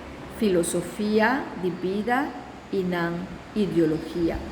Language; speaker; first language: Portuguese; non-native, learner; Papiamento